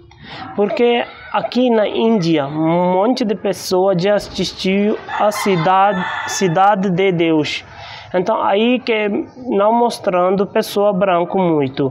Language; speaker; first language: Portuguese; non-native, learner; Hindi